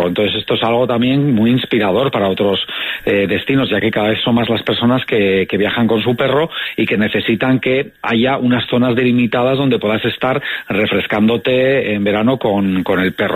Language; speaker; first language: Spanish; native; Spanish